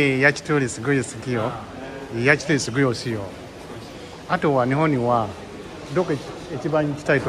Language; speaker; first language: Japanese; non-native, learner; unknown